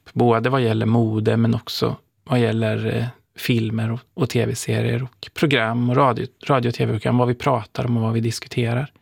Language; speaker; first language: Swedish; native; Swedish